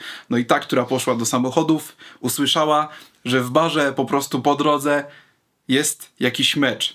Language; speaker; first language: Polish; native; Polish